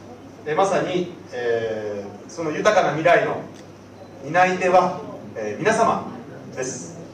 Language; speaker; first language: Japanese; native; Japanese